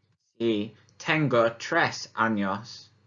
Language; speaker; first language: Spanish; non-native, fluent; English